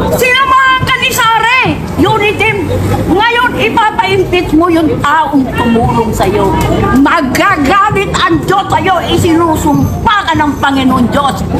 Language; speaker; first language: Filipino; non-native, local second language; Iloko